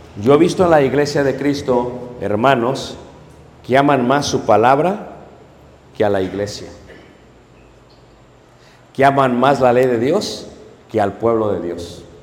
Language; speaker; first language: Spanish; native; Spanish